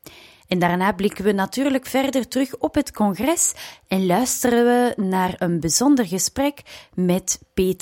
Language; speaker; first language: Dutch; native; Dutch